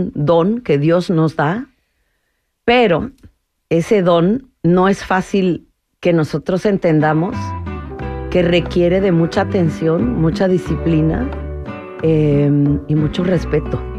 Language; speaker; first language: Spanish; native; Spanish